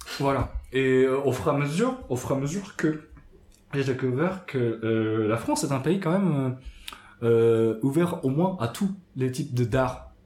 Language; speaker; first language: French; non-native, fluent; Japanese